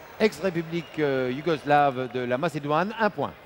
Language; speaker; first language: French; non-native, fluent; Turkish